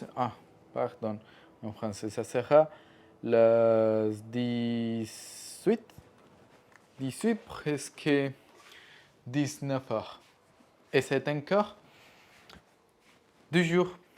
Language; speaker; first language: French; non-native, learner; Spanish